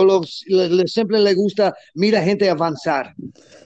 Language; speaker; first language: Spanish; non-native, learner; English